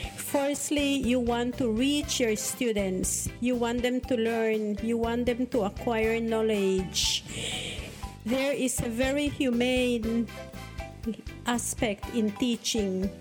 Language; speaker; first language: English; non-native, local second language; Spanish